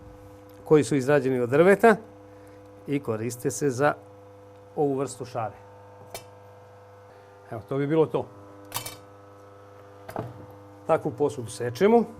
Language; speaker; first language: Bosnian; native; Bosnian